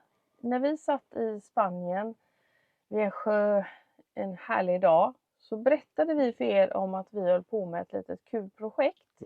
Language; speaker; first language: Swedish; native; Swedish